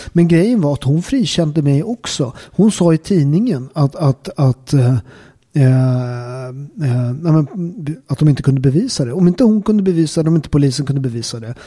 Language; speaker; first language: Swedish; native; Swedish